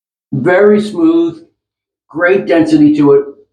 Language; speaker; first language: English; native; English